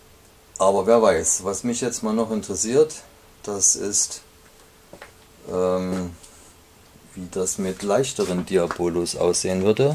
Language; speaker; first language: German; native; German